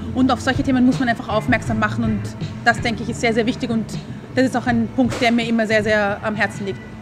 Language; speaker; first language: German; early bilingual, other home language; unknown